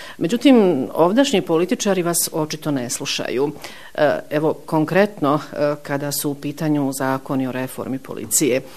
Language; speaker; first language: Bosnian; native; Bosnian